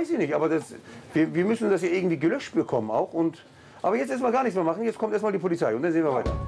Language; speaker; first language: German; native; German